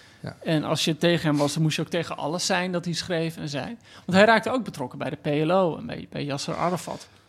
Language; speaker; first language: Dutch; native; Dutch